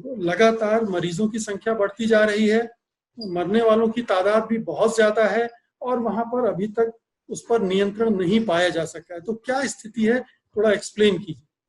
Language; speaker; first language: Hindi; native; Hindi